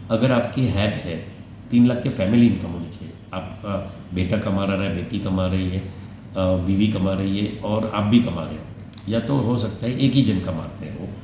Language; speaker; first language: Hindi; non-native, local second language; Gujarati